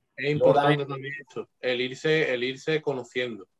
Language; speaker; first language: Spanish; native; Spanish